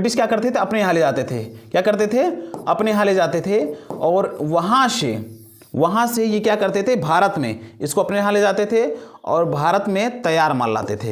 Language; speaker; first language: Hindi; native; Hindi